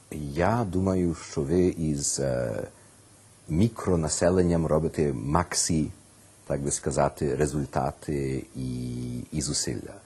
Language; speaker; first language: Ukrainian; early bilingual, heritage; Ukrainian